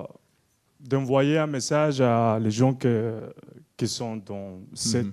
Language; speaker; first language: French; non-native, learner; Spanish